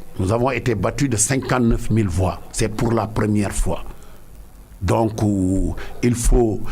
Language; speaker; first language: French; non-native, local second language; Wolof